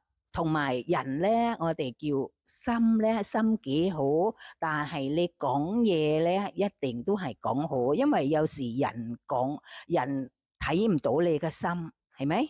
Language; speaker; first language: Cantonese; non-native, fluent; Thai